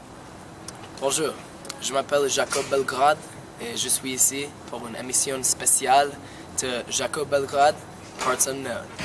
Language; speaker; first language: French; non-native, learner; English